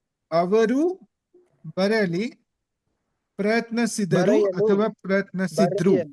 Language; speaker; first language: Kannada; non-native, learner; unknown